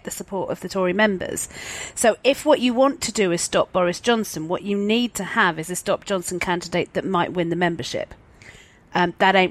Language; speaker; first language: English; native; English